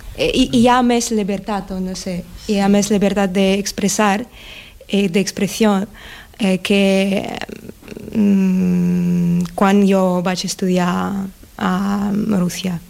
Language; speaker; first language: Catalan; non-native, learner; Russian